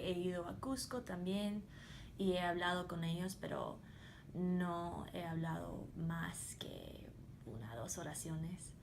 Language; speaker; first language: Spanish; early bilingual, heritage; Spanish